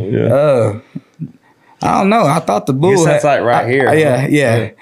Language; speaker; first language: English; native; English